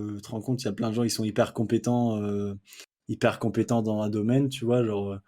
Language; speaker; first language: French; native; French